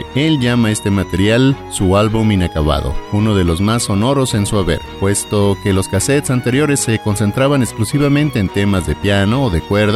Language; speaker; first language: Spanish; native; Spanish